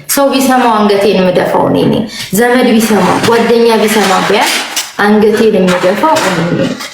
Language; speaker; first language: Amharic; native; Amharic